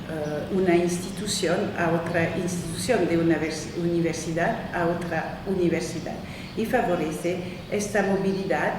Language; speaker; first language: Spanish; non-native, fluent; French